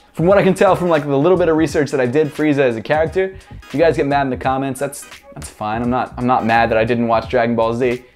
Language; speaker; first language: English; native; English